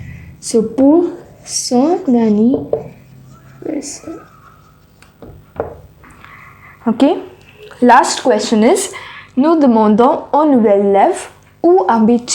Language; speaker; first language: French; non-native, fluent; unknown